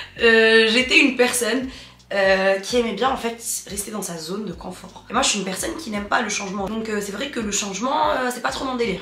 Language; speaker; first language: French; non-native, local second language; Arabic